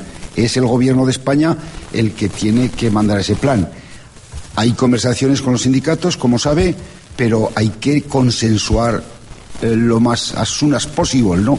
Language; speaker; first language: Spanish; native; Spanish